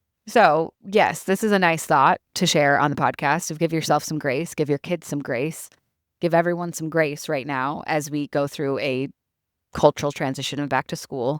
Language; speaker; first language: English; native; English